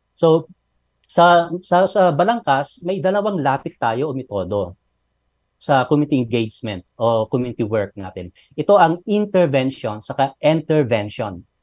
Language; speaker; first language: Filipino; non-native, local second language; Iloko